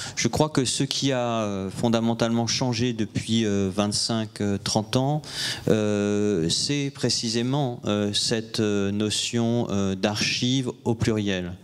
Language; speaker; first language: French; native; French